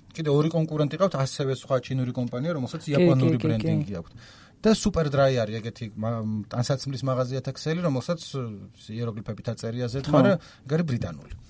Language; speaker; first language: Georgian; native; Georgian